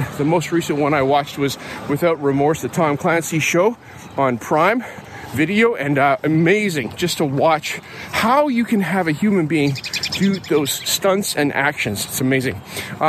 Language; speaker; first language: English; native; English